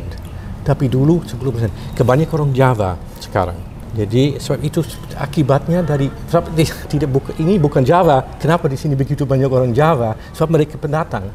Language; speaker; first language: Indonesian; non-native, fluent; Dutch